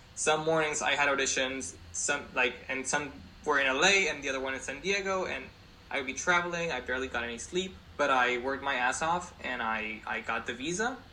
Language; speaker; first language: English; non-native, fluent; Spanish